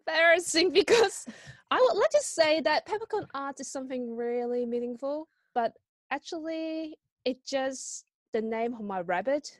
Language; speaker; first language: English; non-native, local second language; Cantonese